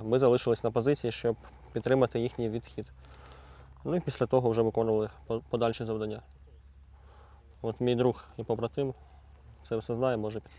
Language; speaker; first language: Ukrainian; native; Ukrainian